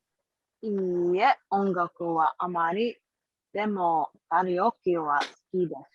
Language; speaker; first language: Japanese; non-native, learner; English